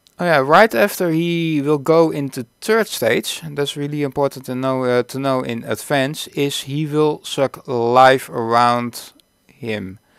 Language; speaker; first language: English; non-native, fluent; Dutch